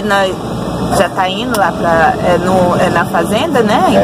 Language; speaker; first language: Portuguese; native; Portuguese